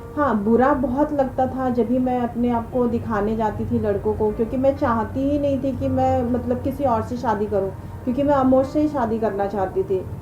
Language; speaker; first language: Hindi; native; Hindi